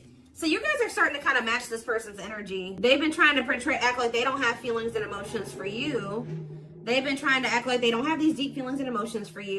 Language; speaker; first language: English; native; English